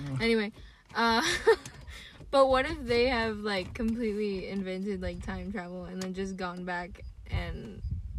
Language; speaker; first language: English; native; English